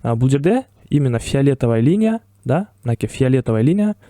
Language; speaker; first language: Russian; non-native, local second language; Kyrgyz